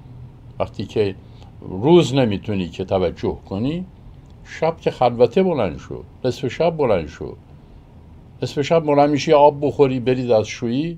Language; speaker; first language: Persian; native; Persian